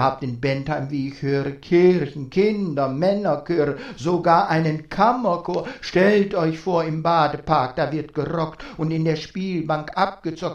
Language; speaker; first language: German; native; German